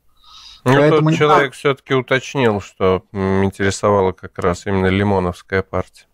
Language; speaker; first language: Russian; native; Russian